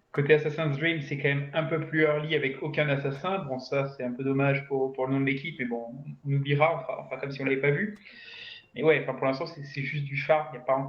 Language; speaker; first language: French; native; French